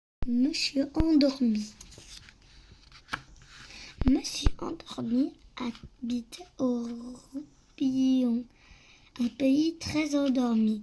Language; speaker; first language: French; native; French